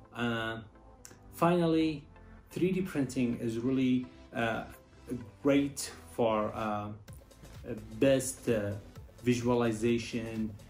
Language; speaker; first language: English; non-native, learner; Arabic